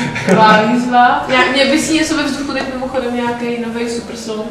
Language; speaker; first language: Czech; native; Czech